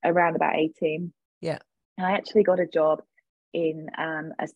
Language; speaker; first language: English; native; English